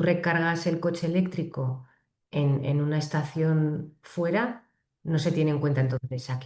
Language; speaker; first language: Spanish; native; Spanish